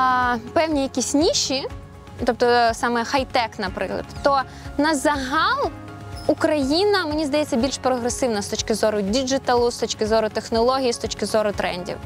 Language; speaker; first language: Ukrainian; native; Ukrainian